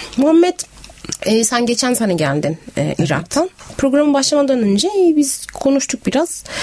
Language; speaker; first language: Turkish; non-native, fluent; Arabic